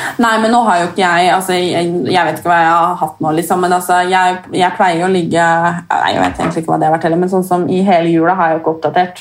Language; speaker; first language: Norwegian; native; Norwegian